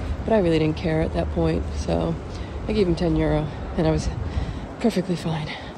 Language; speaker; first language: English; native; English